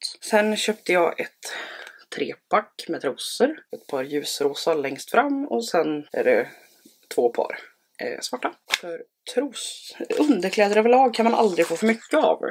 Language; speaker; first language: Swedish; native; Swedish